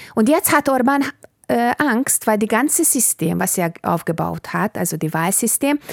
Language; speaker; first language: German; non-native, fluent; Hungarian